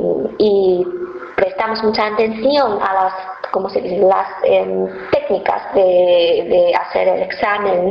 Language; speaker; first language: Spanish; non-native, fluent; Chinese